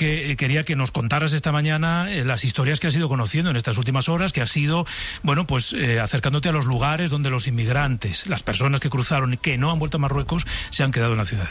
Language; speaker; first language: Spanish; native; Spanish